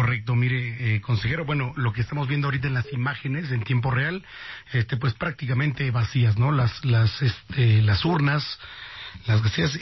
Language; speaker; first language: Spanish; native; Spanish